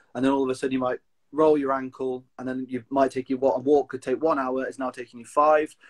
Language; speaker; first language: English; native; English